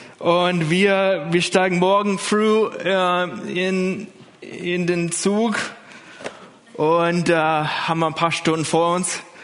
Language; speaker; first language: German; non-native, fluent; English